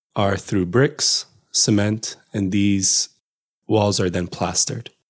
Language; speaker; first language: English; non-native, fluent; Amharic